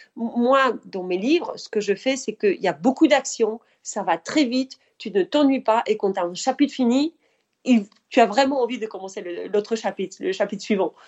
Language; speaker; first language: French; non-native, fluent; Spanish